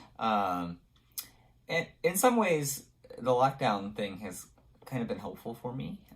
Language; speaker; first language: English; native; English